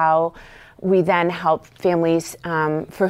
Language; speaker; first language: English; native; English